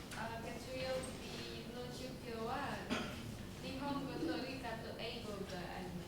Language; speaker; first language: Japanese; non-native, learner; Indonesian